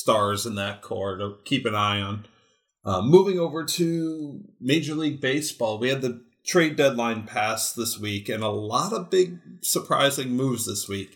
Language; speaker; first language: English; native; English